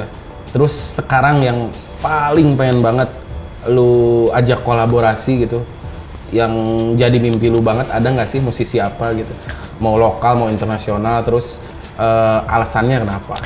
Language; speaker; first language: Indonesian; native; Indonesian